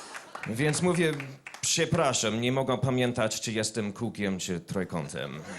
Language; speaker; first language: Polish; non-native, learner; English